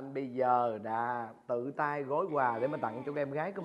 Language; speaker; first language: Vietnamese; native; Vietnamese